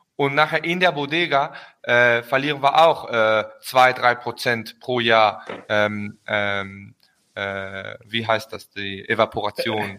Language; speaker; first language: German; early bilingual, heritage; Spanish